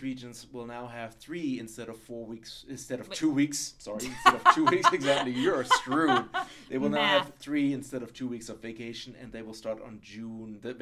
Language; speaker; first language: English; non-native, fluent; German